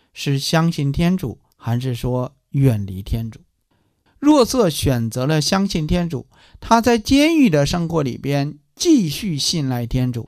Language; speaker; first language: Chinese; native; Chinese